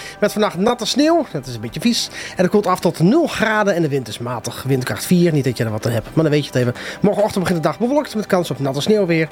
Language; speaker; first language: Dutch; non-native, fluent; English